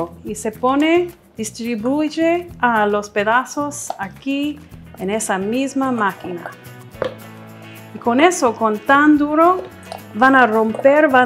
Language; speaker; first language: Spanish; non-native, fluent; English